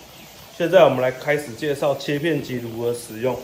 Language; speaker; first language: Chinese; native; Chinese